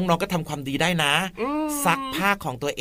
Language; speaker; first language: Thai; native; Thai